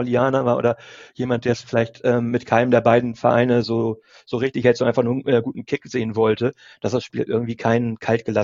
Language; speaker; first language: German; native; German